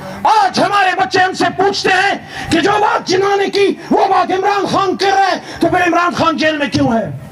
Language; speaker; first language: Urdu; native; Urdu